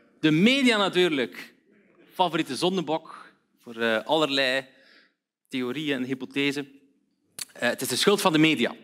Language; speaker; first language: Dutch; native; Dutch